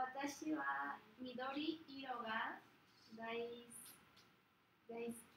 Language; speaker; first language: Japanese; non-native, learner; Spanish